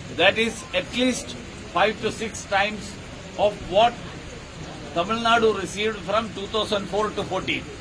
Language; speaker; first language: English; non-native, local second language; Malayalam